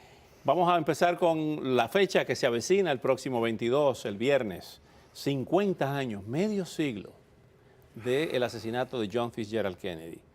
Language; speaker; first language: Spanish; native; Spanish